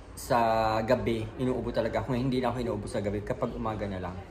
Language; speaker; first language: Filipino; non-native, local second language; Bikol